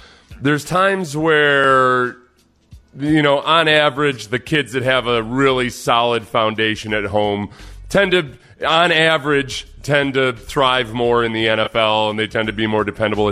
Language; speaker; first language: English; native; English